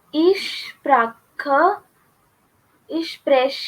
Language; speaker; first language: German; non-native, learner; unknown